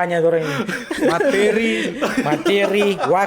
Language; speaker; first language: Indonesian; non-native, local second language; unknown